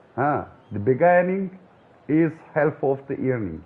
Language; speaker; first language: English; non-native, learner; Turkish